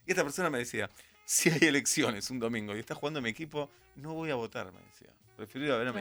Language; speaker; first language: Spanish; native; Spanish